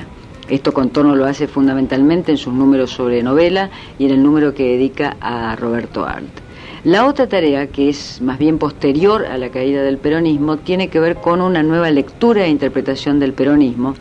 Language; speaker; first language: Spanish; native; Spanish